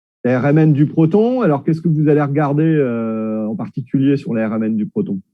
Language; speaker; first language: French; native; French